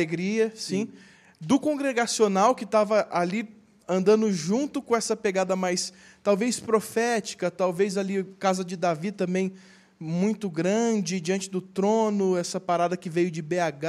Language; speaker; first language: Portuguese; native; Portuguese